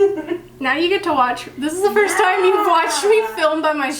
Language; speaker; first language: English; native; English